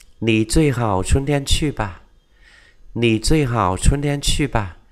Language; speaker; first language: Chinese; non-native, fluent; Vietnamese